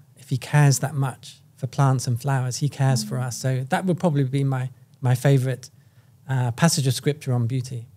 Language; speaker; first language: English; native; English